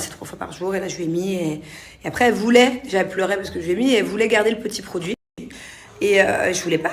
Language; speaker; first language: French; native; French